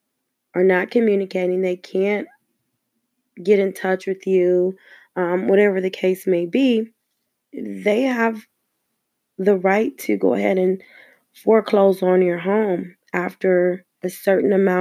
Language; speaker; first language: English; native; English